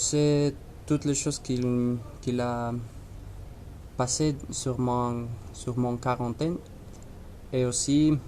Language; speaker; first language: French; non-native, learner; Spanish